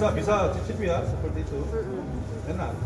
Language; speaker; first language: Indonesian; non-native, learner; Korean